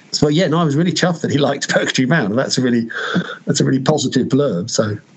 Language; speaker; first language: English; native; English